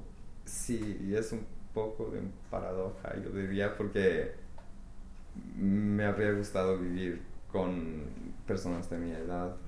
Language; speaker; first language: Spanish; non-native, fluent; English